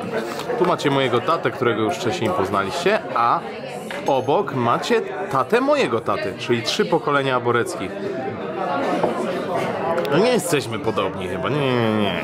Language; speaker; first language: Polish; native; Polish